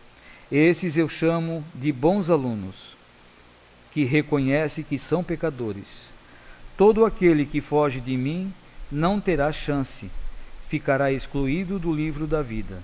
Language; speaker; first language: Portuguese; native; Portuguese